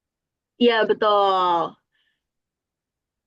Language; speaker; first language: Indonesian; native; Indonesian